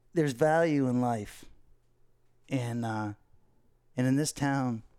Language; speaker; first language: English; native; English